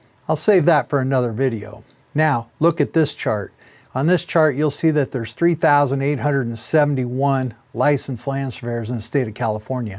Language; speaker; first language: English; native; English